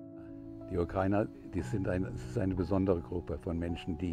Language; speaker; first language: German; non-native, fluent; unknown